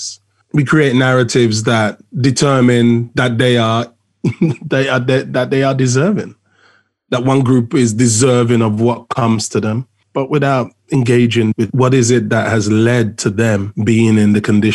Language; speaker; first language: English; native; English